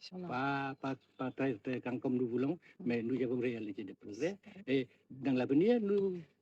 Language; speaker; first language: French; non-native, local second language; Vietnamese